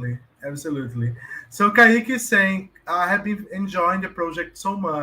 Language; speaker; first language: English; non-native, fluent; Portuguese